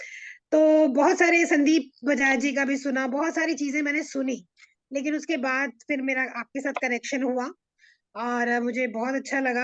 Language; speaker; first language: Hindi; native; Hindi